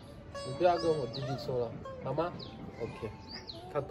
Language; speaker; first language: Chinese; non-native, fluent; Hindi